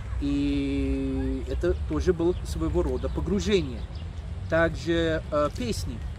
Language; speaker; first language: Russian; non-native, fluent; English